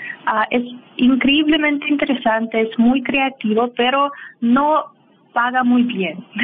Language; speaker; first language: Spanish; non-native, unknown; Russian